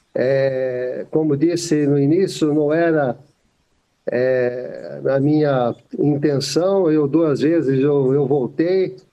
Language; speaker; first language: Portuguese; native; Portuguese